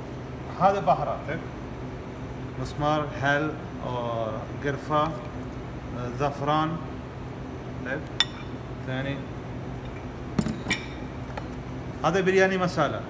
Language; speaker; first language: Arabic; non-native, learner; Urdu